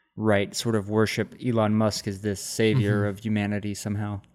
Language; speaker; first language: English; native; English